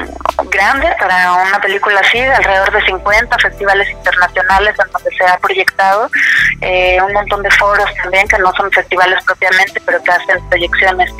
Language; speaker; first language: Spanish; native; Spanish